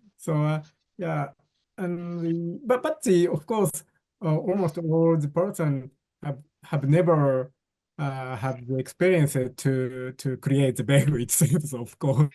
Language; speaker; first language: English; non-native, fluent; Japanese